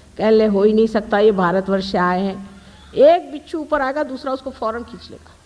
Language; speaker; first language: Hindi; non-native, local second language; Marathi